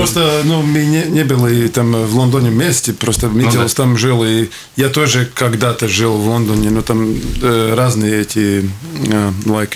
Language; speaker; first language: Russian; non-native, local second language; Latvian